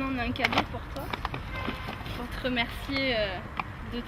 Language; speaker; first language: French; native; French